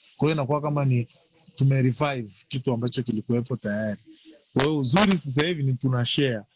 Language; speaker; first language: Swahili; native; Swahili